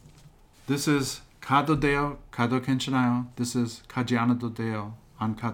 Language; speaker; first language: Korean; non-native, fluent; English